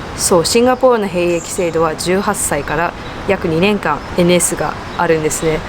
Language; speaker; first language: Japanese; early bilingual, heritage; Japanese